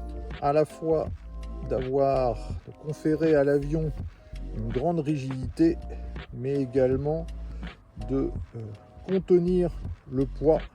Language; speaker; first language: French; native; French